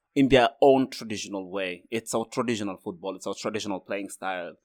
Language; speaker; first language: English; non-native, fluent; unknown